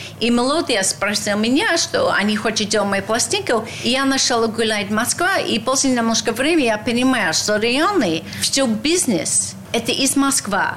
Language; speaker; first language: Russian; non-native, learner; English